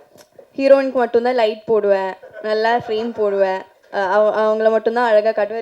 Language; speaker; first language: Tamil; non-native, fluent; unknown